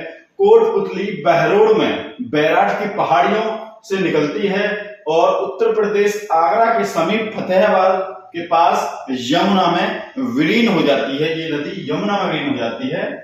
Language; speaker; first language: Hindi; native; Hindi